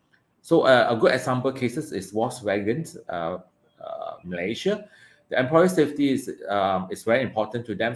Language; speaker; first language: English; non-native, local second language; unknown